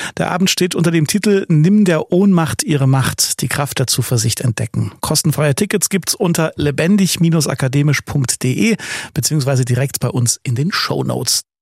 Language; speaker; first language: German; native; German